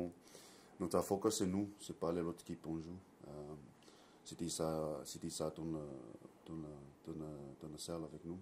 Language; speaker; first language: French; non-native, learner; English